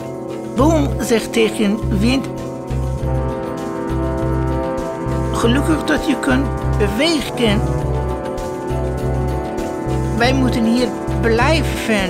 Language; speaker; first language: Dutch; non-native, learner; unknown